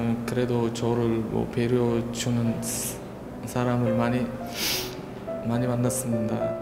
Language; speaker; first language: Korean; non-native, fluent; Uzbek